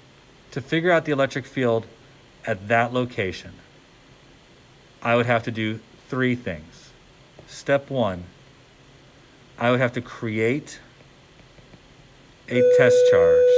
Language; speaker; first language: English; native; English